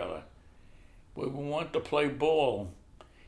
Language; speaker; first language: English; early bilingual, other home language; Yiddish